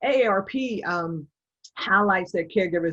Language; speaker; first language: English; native; English